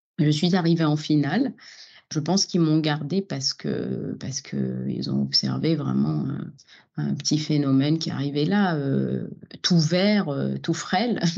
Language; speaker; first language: French; non-native, local second language; Arabic